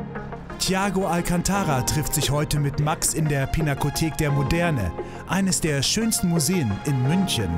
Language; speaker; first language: German; native; German